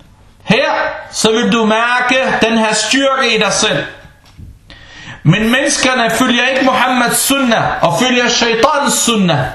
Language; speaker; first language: Danish; early bilingual, other home language; Arabic